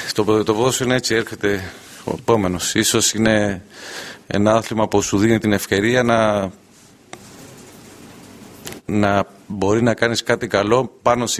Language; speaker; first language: Greek; non-native, fluent; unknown